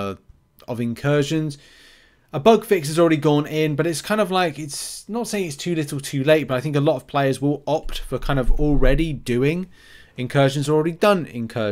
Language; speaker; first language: English; native; English